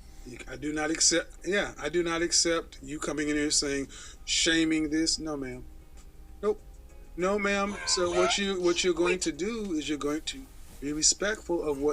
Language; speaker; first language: English; native; English